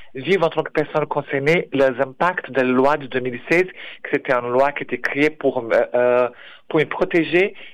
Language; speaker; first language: French; non-native, fluent; Portuguese